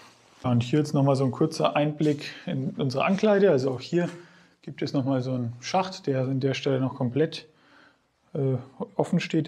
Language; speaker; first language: German; native; German